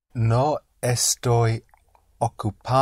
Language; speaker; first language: Spanish; non-native, learner; English